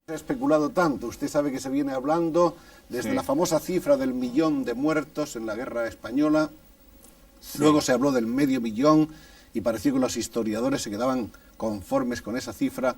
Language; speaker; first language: Spanish; native; Spanish